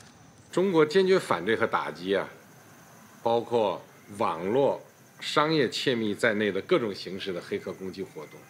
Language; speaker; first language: Chinese; native; Chinese